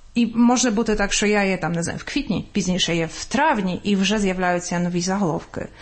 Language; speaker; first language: Ukrainian; early bilingual, heritage; Ukrainian